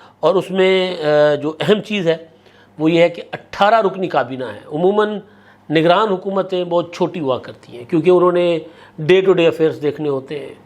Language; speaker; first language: Urdu; non-native, local second language; Sindhi